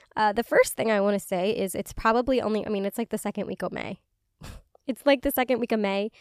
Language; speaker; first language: English; native; English